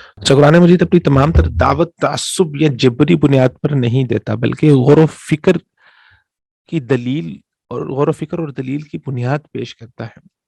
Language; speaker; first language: Urdu; native; Urdu